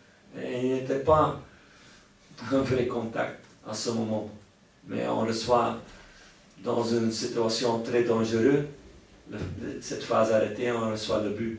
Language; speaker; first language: French; non-native, local second language; Dutch